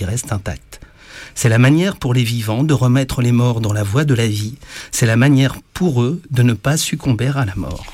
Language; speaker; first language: French; native; French